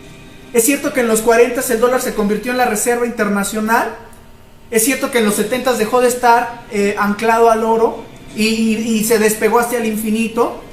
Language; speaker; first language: Spanish; native; Spanish